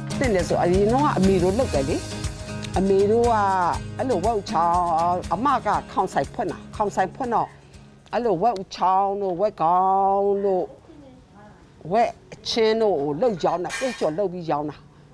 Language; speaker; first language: Burmese; non-native, local second language; Western Kayah